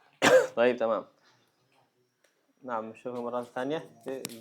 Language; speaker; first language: Arabic; non-native, fluent; Indonesian